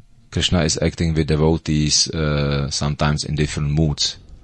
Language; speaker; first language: English; non-native, fluent; Czech